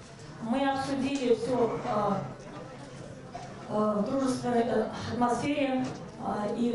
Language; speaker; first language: Russian; native; Russian